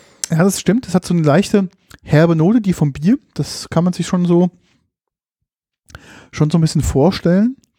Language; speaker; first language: German; native; German